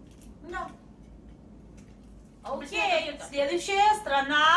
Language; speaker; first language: Russian; native; Russian